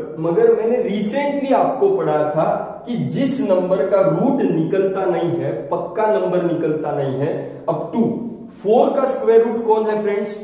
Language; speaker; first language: Hindi; native; Hindi